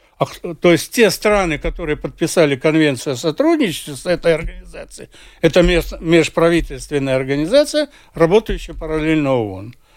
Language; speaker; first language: Russian; native; Russian